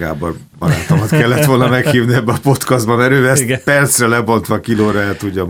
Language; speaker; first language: Hungarian; native; Hungarian